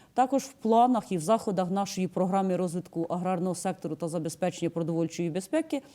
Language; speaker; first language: Ukrainian; native; Ukrainian